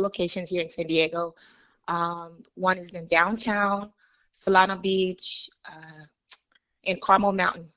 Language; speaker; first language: English; native; English